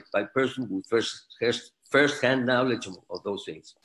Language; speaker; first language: English; non-native, fluent; Spanish